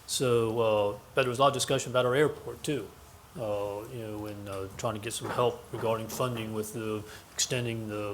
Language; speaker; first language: English; native; English